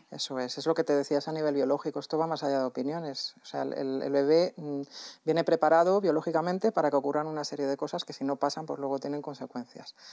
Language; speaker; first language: Spanish; native; Spanish